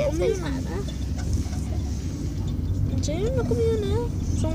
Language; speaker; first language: Spanish; native; Spanish